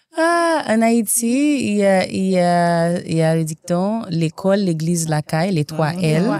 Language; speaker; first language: French; non-native, local second language; Haitian Creole